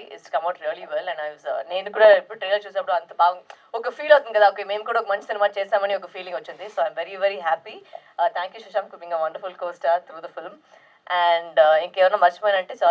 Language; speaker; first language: Telugu; non-native, local second language; Tamil